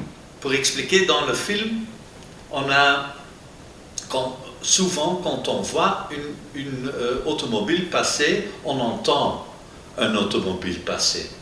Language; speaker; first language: French; non-native, local second language; Dutch